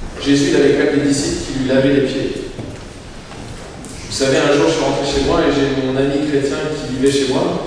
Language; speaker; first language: French; native; French